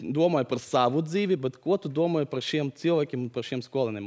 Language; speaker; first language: Latvian; native; Latvian